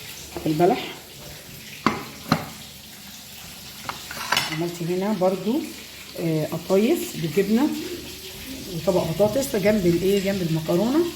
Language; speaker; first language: Arabic; native; Arabic